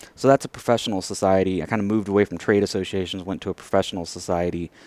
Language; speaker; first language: English; native; English